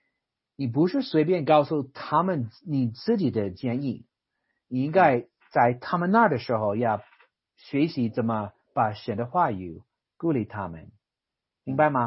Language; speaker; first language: Chinese; non-native, fluent; English